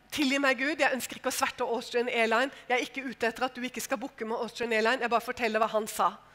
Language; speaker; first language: Norwegian; native; Norwegian